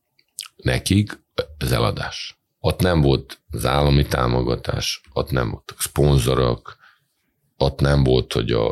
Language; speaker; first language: Hungarian; non-native, fluent; Serbian